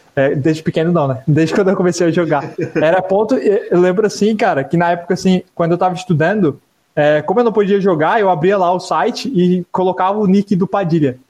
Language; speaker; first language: Portuguese; native; Portuguese